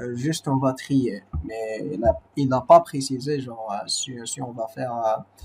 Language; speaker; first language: French; non-native, local second language; Arabic